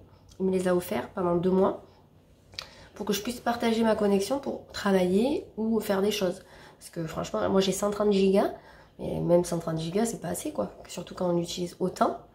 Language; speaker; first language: French; native; French